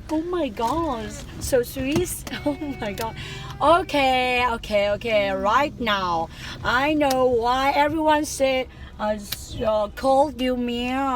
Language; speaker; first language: English; non-native, learner; Vietnamese